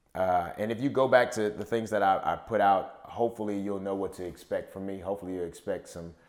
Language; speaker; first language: English; native; English